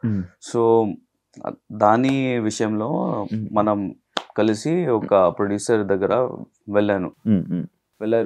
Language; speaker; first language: Telugu; non-native, local second language; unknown